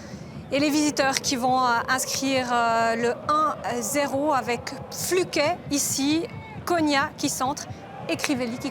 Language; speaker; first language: French; native; French